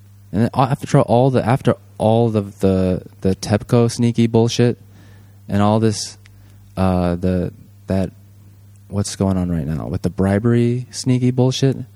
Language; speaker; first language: English; native; English